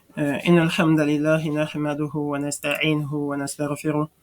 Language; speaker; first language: Arabic; non-native, fluent; French